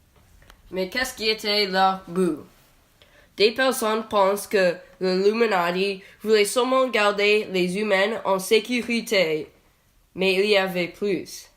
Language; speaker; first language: French; non-native, learner; English